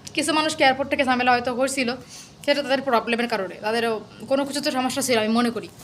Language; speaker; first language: Bangla; native; Bangla